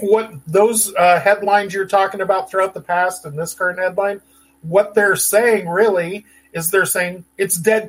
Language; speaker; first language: English; native; English